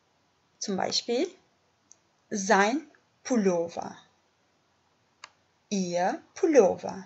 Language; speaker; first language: German; non-native, fluent; Albanian